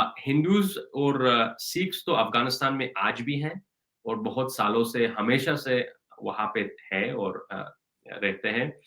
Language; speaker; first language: Hindi; non-native, fluent; Persian